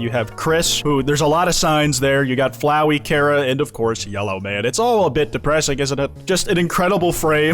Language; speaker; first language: English; native; English